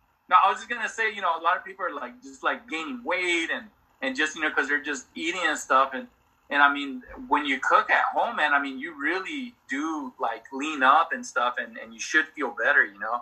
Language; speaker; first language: English; early bilingual, other home language; Spanish